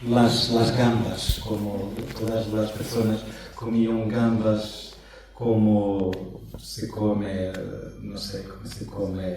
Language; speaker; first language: Spanish; non-native, fluent; Portuguese